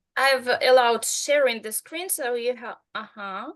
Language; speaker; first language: English; non-native, fluent; Ukrainian